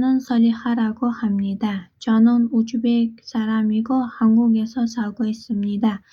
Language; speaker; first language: Korean; non-native, fluent; Uzbek